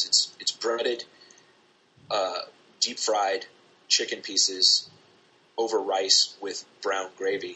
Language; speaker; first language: English; native; English